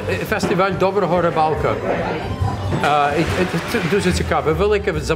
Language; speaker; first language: Ukrainian; early bilingual, heritage; English